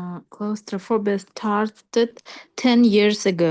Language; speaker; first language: English; non-native, learner; Russian